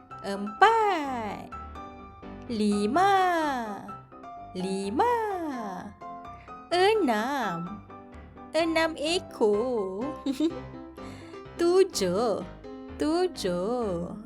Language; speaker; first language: Malay; native; Malay